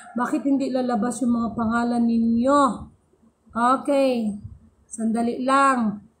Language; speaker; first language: Filipino; non-native, local second language; Cebuano